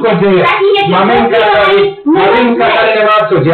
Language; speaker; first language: Czech; native; Czech